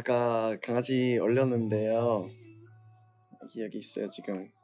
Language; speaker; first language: Korean; non-native, fluent; English